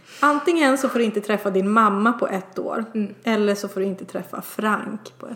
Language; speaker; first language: Swedish; native; Swedish